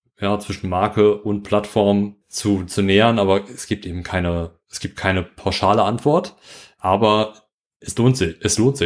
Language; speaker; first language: German; native; German